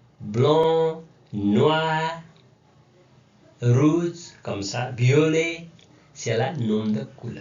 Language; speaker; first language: French; non-native, learner; Nepali